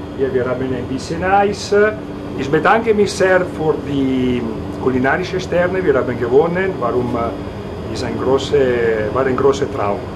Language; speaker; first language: German; non-native, learner; Italian